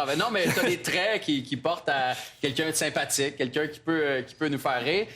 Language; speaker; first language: French; native; French